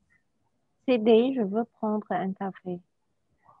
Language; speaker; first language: French; non-native, learner; Arabic